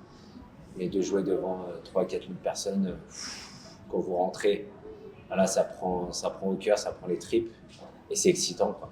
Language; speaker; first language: French; native; French